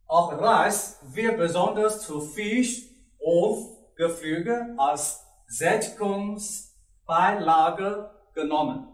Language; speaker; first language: German; non-native, learner; Chinese